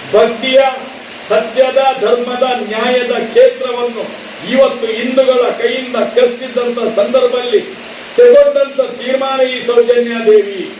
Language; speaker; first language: Kannada; non-native, local second language; Tulu